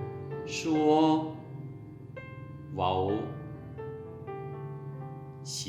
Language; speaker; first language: Chinese; non-native, fluent; Lao